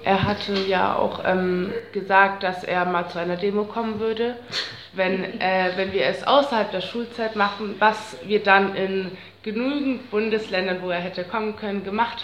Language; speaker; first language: German; native; German